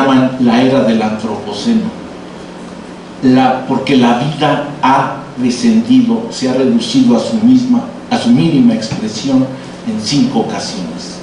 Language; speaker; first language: Spanish; native; Spanish